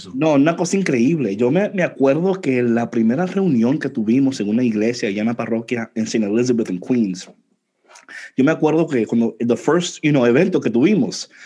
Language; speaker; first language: Spanish; early bilingual, heritage; Spanish